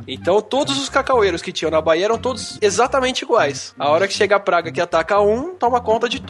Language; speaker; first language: Portuguese; native; Portuguese